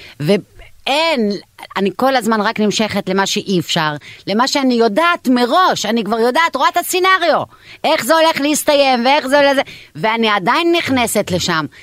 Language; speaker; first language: Hebrew; non-native, local second language; Arabic